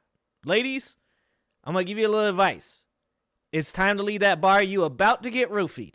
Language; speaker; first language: English; native; English